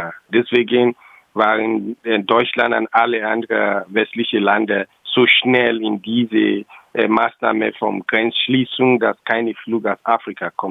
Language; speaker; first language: German; non-native, local second language; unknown